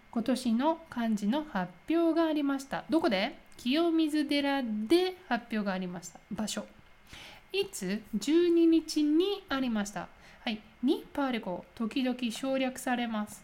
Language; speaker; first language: Japanese; native; Japanese